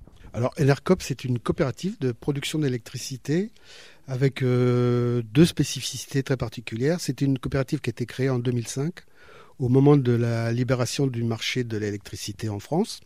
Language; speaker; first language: French; native; French